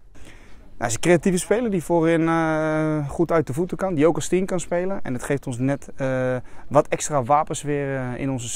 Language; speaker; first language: Dutch; native; Dutch